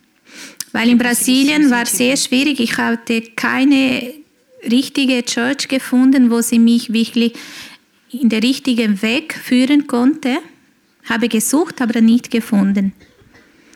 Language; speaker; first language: German; non-native, fluent; Portuguese